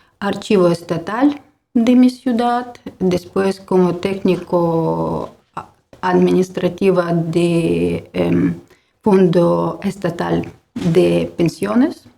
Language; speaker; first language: Spanish; non-native, learner; Ukrainian